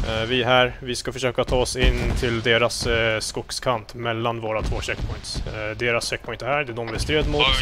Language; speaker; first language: Swedish; native; Swedish